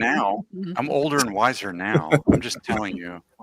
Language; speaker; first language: English; native; English